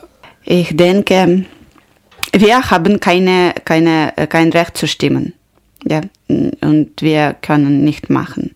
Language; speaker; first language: German; non-native, learner; Ukrainian